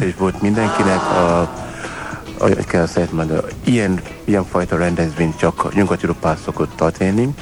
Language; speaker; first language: Hungarian; non-native, learner; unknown